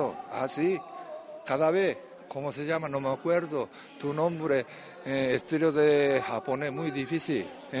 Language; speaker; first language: Spanish; non-native, learner; Japanese